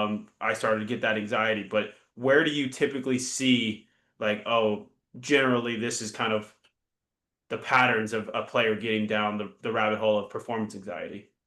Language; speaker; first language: English; native; English